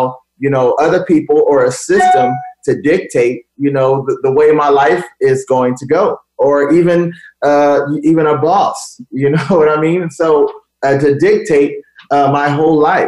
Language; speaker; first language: English; native; English